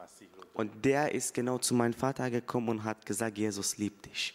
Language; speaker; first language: German; early bilingual, other home language; Persian